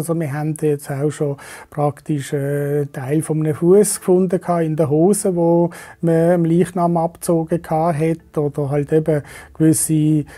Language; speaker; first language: German; native; German